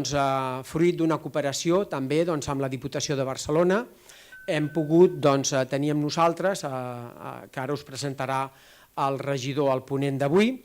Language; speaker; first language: Catalan; native; Catalan